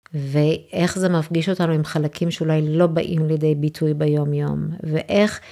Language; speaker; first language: Hebrew; early bilingual, other home language; English